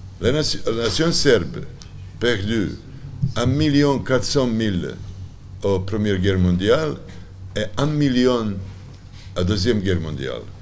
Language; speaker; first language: French; non-native, learner; Serbian